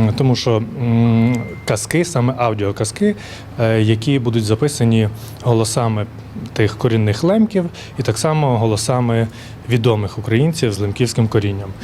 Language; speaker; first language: Ukrainian; native; Ukrainian